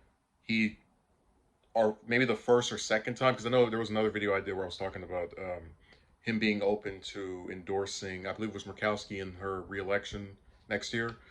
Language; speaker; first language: English; native; English